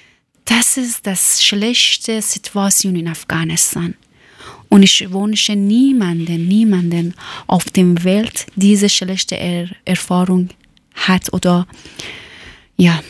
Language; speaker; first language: German; non-native, learner; Persian